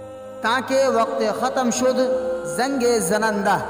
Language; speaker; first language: Persian; non-native, learner; Urdu